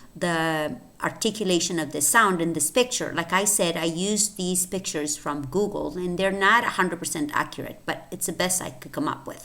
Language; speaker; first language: English; non-native, fluent; Spanish